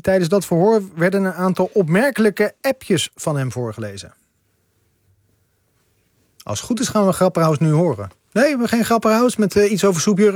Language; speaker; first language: Dutch; native; Dutch